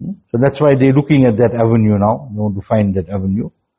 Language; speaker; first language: English; native; English